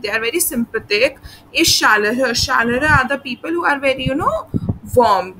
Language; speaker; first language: English; non-native, local second language; Hindi